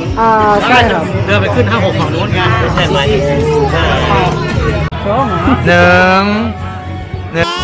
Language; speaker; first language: Thai; non-native, learner; Filipino